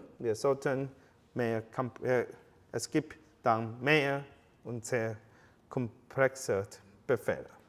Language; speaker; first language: German; non-native, fluent; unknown